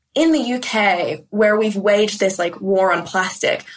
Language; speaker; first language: English; native; English